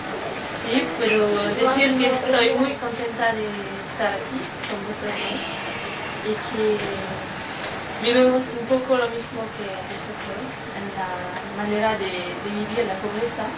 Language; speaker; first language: Spanish; non-native, learner; French